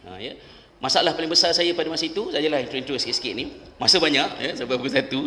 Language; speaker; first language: Malay; native; Malay